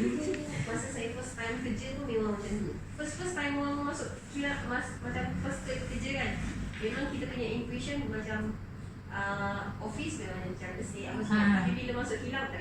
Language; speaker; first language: Malay; native; Malay